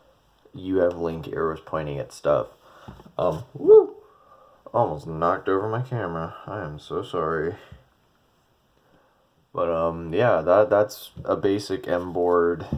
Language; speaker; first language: English; native; English